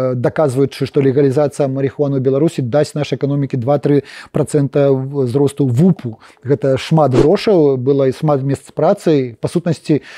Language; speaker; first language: Russian; non-native, local second language; Polish